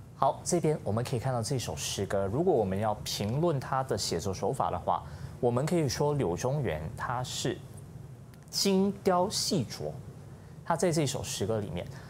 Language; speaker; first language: Chinese; native; Chinese